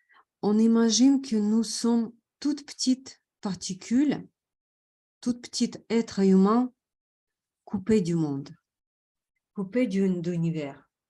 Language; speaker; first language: French; non-native, fluent; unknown